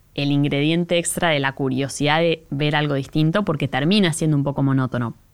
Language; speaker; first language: Spanish; native; Spanish